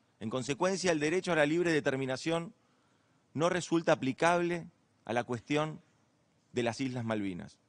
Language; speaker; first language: Spanish; native; Spanish